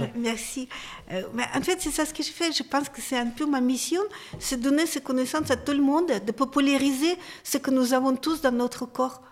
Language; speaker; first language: French; non-native, fluent; Russian